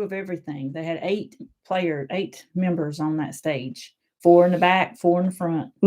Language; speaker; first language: English; native; English